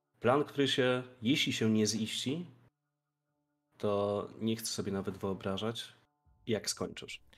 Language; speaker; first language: Polish; native; Polish